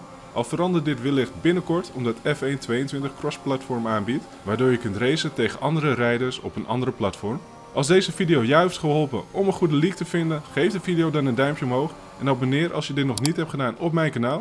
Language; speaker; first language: Dutch; native; Dutch